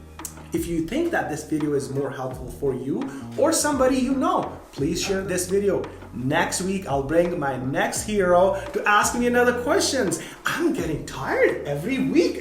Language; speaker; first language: English; non-native, fluent; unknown